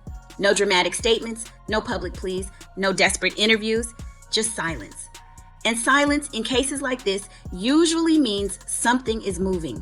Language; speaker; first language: English; native; English